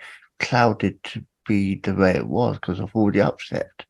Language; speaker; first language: English; native; English